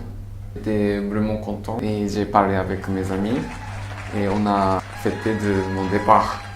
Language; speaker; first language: French; non-native, learner; Japanese